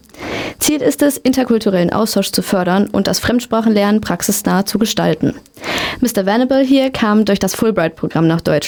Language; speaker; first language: German; native; German